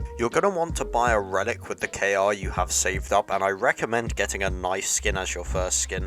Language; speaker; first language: English; native; English